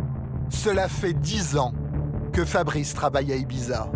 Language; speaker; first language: French; native; French